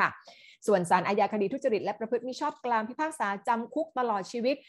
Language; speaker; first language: Thai; native; Thai